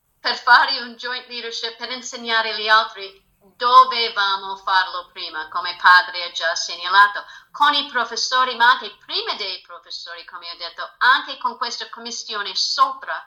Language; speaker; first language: Italian; non-native, fluent; English